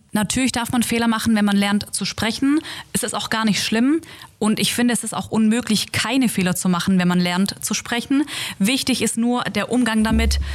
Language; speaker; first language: German; native; German